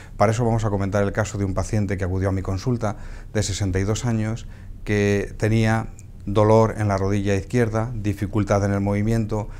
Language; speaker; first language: Spanish; native; Spanish